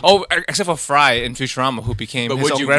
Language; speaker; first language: English; native; English